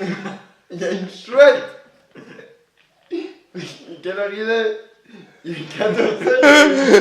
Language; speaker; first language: French; native; French